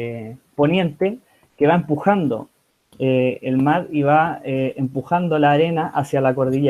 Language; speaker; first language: Spanish; native; Spanish